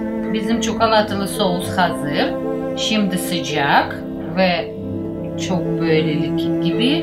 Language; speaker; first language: Turkish; non-native, learner; Russian